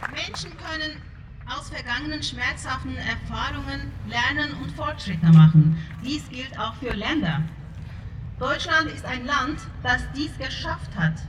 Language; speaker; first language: German; early bilingual, other home language; Turkish